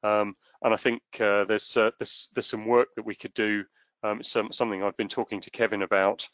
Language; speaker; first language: English; native; English